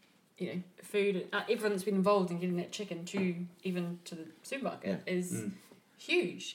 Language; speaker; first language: English; native; English